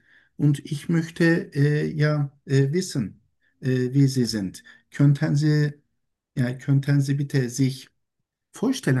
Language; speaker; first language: German; non-native, learner; Turkish